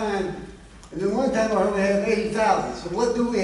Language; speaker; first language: English; native; English